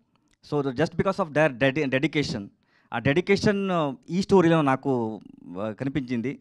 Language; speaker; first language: Telugu; non-native, learner; Kannada